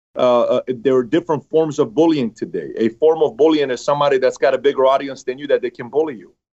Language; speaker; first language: English; early bilingual, other home language; Persian